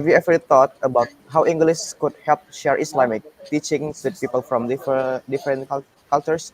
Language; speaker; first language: English; non-native, learner; Indonesian